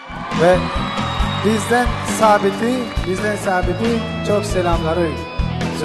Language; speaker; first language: Turkish; non-native, fluent; Tajik